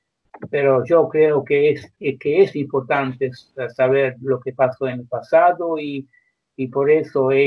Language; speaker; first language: Spanish; non-native, fluent; Croatian